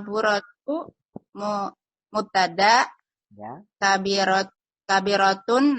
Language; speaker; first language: Arabic; non-native, learner; Indonesian